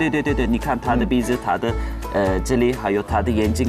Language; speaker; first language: Chinese; non-native, fluent; Turkish